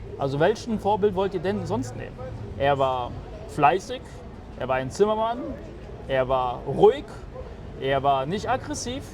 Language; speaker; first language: German; early bilingual, other home language; Polish